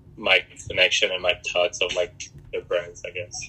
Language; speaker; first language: English; early bilingual, other home language; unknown